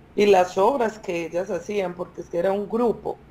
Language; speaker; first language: Spanish; native; Spanish